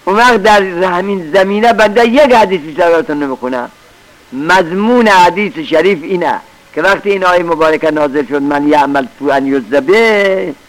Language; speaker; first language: Persian; native; Persian